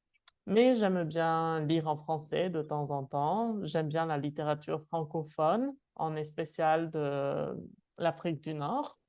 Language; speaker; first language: French; non-native, fluent; Spanish